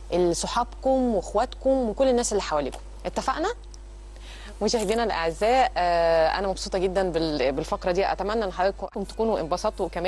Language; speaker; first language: Arabic; native; Arabic